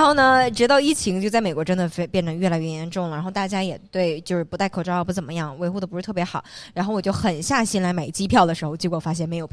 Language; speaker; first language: Chinese; native; Chinese